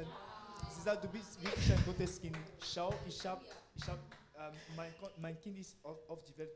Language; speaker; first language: German; non-native, learner; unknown